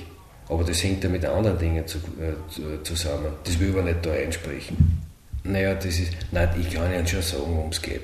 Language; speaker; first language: German; native; German